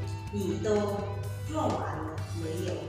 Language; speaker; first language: Chinese; non-native, learner; Lao